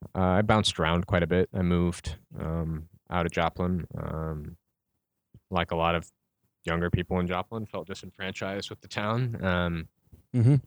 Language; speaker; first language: English; native; English